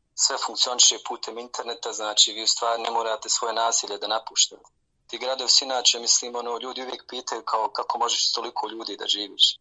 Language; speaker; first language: Bosnian; native; Bosnian